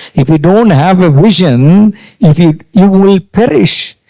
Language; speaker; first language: English; non-native, local second language; Tamil